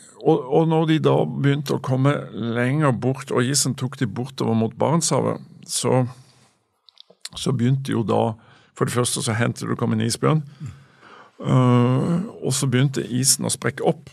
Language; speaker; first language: Norwegian; native; Norwegian